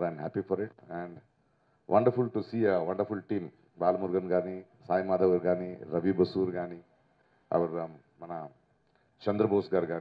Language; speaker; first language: Telugu; native; Telugu